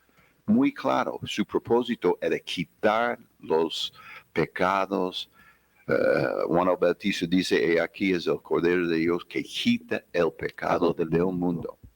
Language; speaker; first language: Spanish; non-native, fluent; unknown